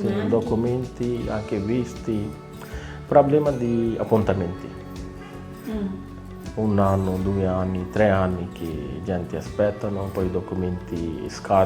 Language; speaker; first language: Italian; non-native, learner; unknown